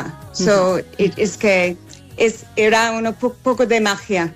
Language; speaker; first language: Spanish; non-native, learner; English